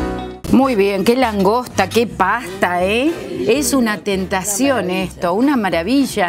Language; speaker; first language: Spanish; native; Spanish